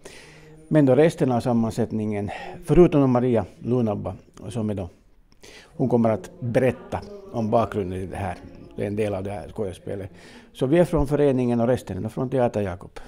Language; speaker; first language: Swedish; native; Swedish